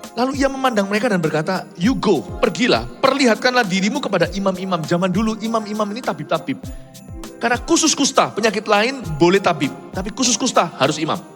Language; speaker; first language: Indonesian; native; Indonesian